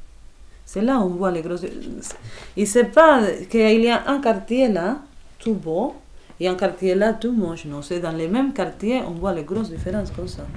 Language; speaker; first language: French; non-native, fluent; Spanish